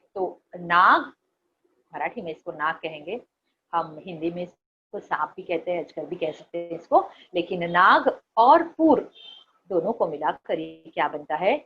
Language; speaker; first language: Hindi; non-native, local second language; Marathi